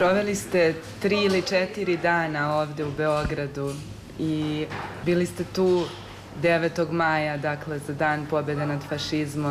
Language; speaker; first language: Serbian; native; Serbian